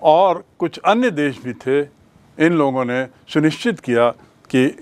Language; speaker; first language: Hindi; native; Hindi